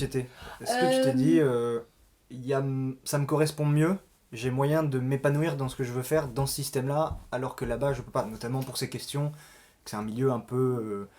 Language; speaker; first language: French; native; French